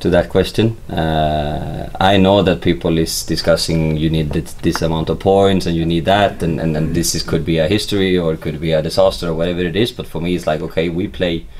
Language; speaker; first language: English; non-native, fluent; Swedish